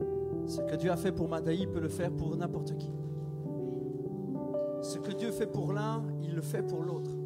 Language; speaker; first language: French; native; French